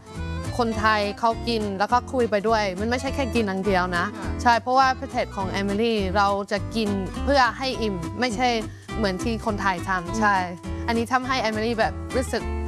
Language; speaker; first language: Thai; non-native, fluent; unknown